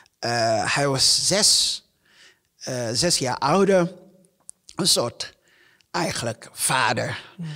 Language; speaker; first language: Dutch; non-native, fluent; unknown